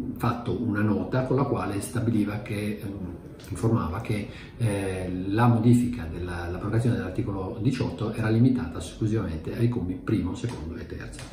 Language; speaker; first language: Italian; native; Italian